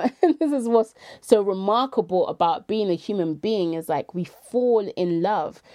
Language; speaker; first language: English; native; English